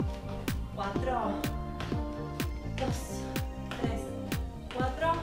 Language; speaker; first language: Spanish; native; Spanish